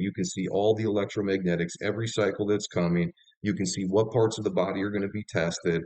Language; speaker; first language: English; native; English